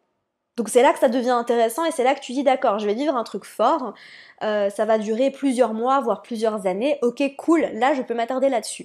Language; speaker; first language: French; native; French